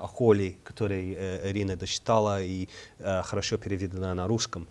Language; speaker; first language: Russian; non-native, learner; English